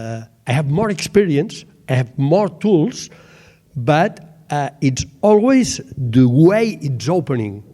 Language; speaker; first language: English; non-native, learner; Catalan